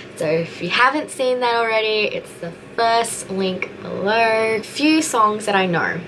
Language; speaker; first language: English; native; English